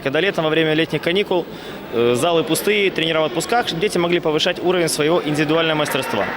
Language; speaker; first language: Russian; native; Russian